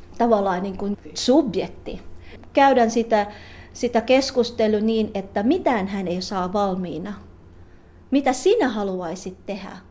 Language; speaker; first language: Finnish; non-native, fluent; Filipino